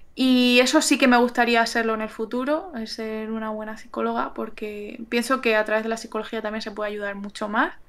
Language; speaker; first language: Spanish; native; Spanish